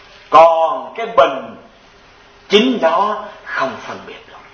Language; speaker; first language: Vietnamese; native; Vietnamese